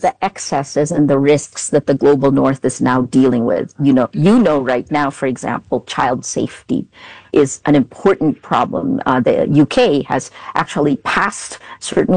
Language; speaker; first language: English; non-native, local second language; Filipino